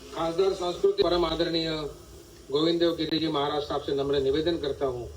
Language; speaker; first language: Hindi; non-native, local second language; Marathi